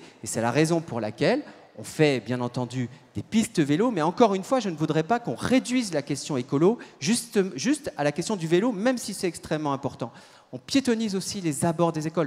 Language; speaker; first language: French; native; French